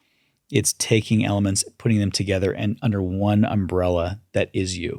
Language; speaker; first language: English; native; English